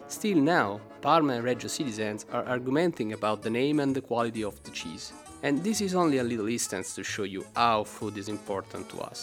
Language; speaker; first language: English; non-native, fluent; Italian